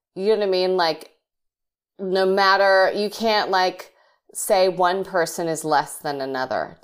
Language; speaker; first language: English; native; English